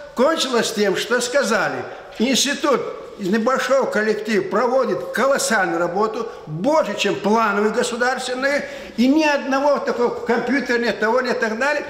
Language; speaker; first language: Russian; non-native, local second language; Lezghian